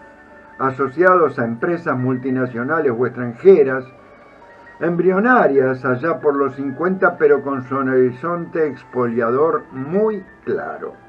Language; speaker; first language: Spanish; native; Spanish